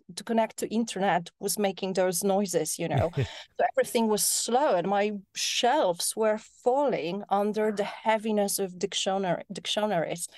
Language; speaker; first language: English; non-native, fluent; Polish